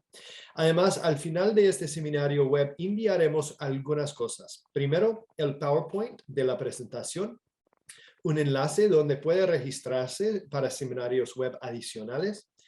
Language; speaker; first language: Spanish; non-native, fluent; English